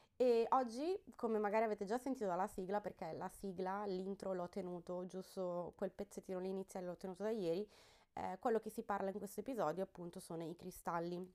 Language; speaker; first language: Italian; early bilingual, heritage; Italian